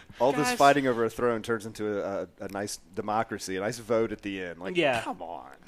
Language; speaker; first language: English; native; English